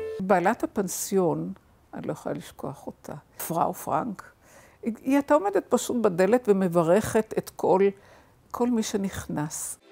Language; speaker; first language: Hebrew; early bilingual, other home language; German